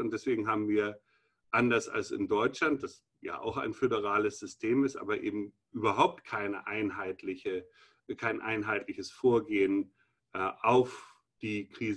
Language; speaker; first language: German; native; German